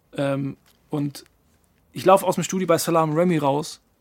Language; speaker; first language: German; native; German